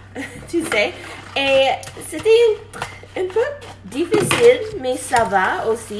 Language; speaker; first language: French; non-native, learner; English